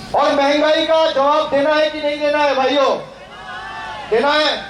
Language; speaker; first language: Hindi; non-native, local second language; Bangla